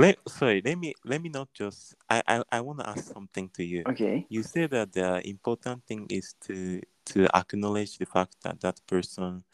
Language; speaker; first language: English; non-native, learner; Japanese